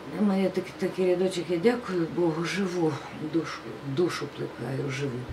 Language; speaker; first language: Ukrainian; non-native, local second language; Russian